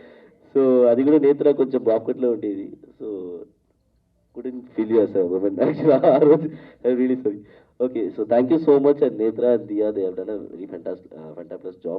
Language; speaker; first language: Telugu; non-native, learner; Tamil